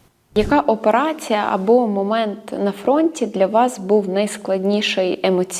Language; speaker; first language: Ukrainian; native; Ukrainian